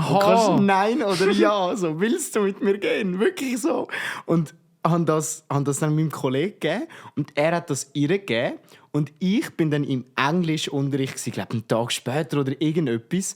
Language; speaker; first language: German; native; German